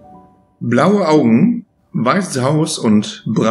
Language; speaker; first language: German; native; German